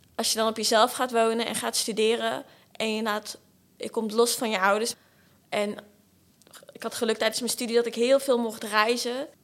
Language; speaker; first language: Dutch; early bilingual, other home language; Portuguese